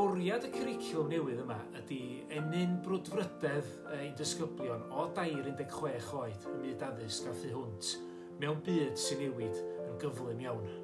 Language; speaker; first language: Welsh; native; Welsh